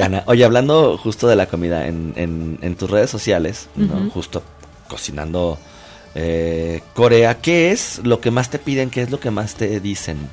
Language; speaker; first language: Spanish; native; Spanish